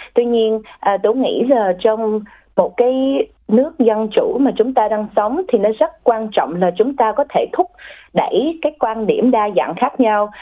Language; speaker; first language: Vietnamese; early bilingual, heritage; Vietnamese